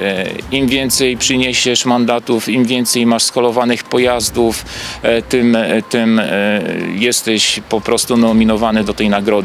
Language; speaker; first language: Polish; native; Polish